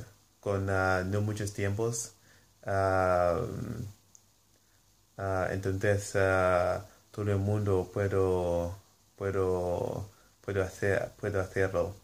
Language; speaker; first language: Spanish; non-native, learner; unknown